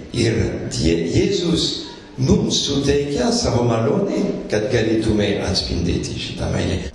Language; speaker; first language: Lithuanian; non-native, fluent; French